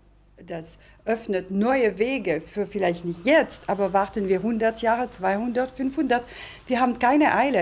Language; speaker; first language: German; non-native, fluent; French